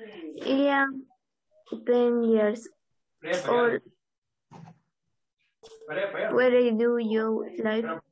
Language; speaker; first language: English; non-native, learner; Spanish